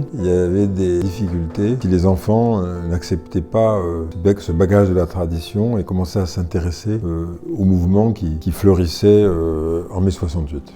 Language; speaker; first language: French; native; French